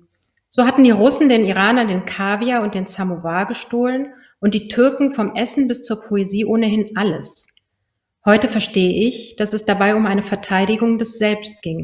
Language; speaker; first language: German; early bilingual, other home language; Persian